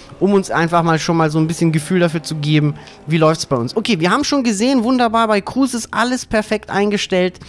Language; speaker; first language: German; native; German